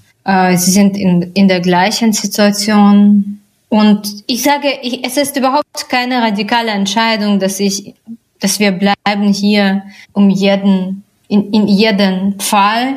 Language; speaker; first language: German; non-native, fluent; Russian